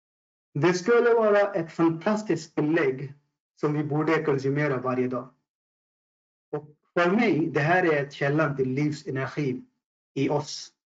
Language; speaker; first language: Swedish; non-native, fluent; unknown